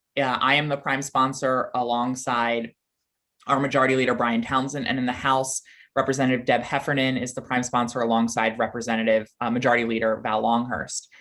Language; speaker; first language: English; native; English